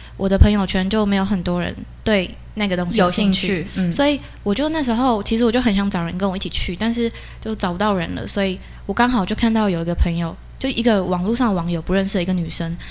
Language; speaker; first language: Chinese; native; Chinese